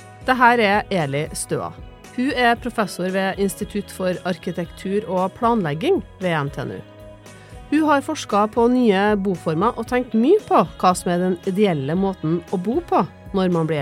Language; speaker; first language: Norwegian; native; Norwegian